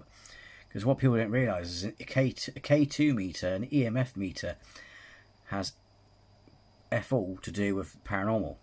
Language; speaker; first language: English; native; English